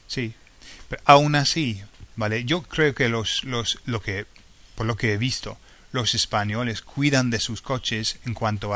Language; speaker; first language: Spanish; non-native, fluent; English